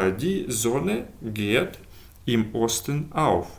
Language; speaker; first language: German; non-native, fluent; Ukrainian